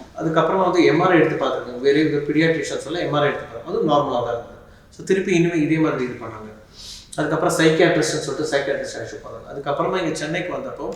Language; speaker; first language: Tamil; native; Tamil